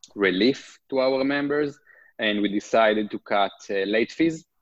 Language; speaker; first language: English; non-native, fluent; Hebrew